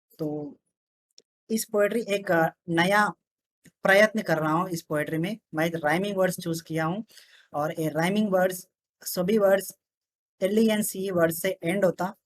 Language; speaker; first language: Hindi; non-native, local second language; Telugu